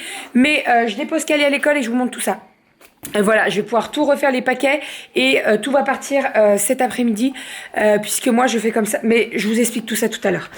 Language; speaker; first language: French; native; French